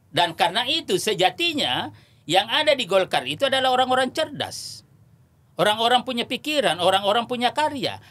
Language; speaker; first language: Indonesian; non-native, local second language; Buginese